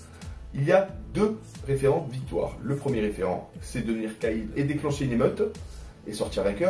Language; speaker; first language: French; native; French